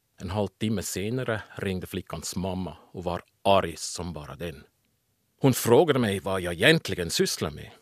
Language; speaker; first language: Swedish; non-native, fluent; German